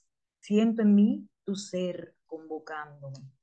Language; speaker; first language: Spanish; native; Spanish